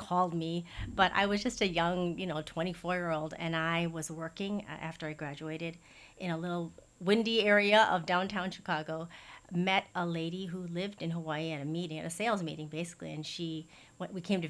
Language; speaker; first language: English; native; English